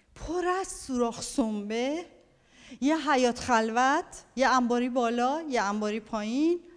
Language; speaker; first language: Persian; native; Persian